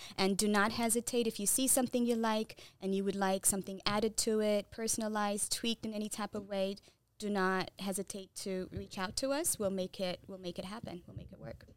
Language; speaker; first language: English; non-native, fluent; Tigrinya